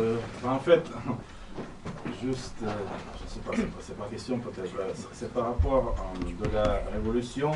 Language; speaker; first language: French; non-native, learner; Russian